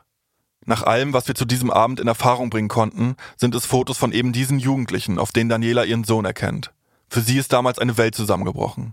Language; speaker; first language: German; native; German